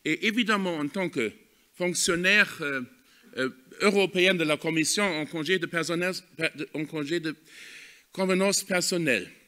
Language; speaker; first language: French; non-native, fluent; German